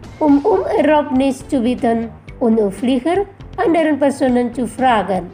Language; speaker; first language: German; non-native, fluent; Indonesian